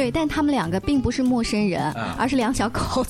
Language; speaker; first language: Chinese; native; Chinese